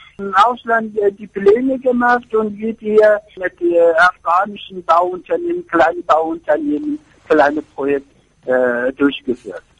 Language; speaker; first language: German; non-native, fluent; Persian